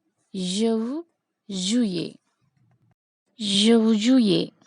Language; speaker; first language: French; non-native, fluent; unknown